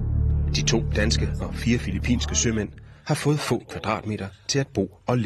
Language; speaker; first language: Danish; native; Danish